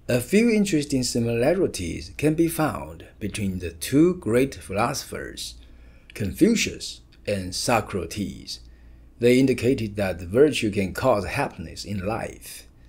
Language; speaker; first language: English; non-native, fluent; Chinese